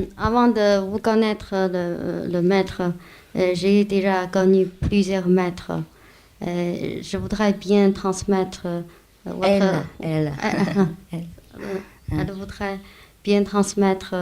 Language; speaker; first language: French; non-native, fluent; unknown